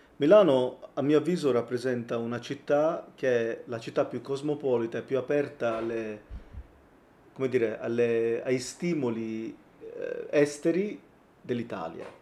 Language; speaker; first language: Italian; native; Italian